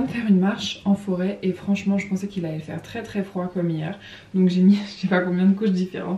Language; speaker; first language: French; native; French